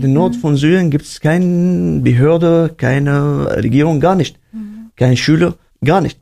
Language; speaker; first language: German; non-native, learner; Arabic